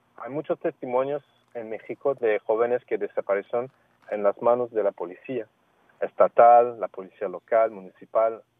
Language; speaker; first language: Spanish; non-native, fluent; French